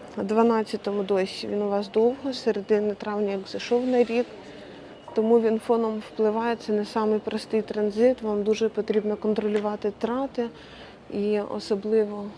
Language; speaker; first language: Ukrainian; non-native, local second language; Russian